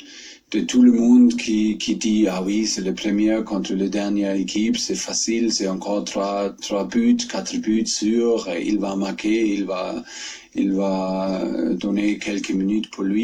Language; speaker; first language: French; non-native, fluent; German